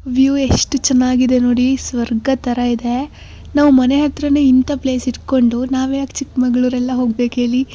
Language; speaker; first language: Kannada; native; Kannada